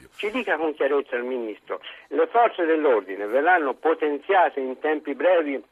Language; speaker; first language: Italian; native; Italian